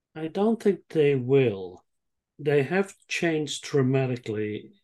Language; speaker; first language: English; non-native, fluent; Dutch